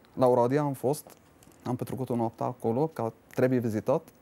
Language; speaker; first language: Romanian; non-native, fluent; Arabic